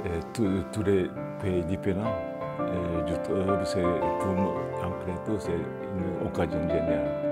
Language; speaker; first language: French; non-native, fluent; Japanese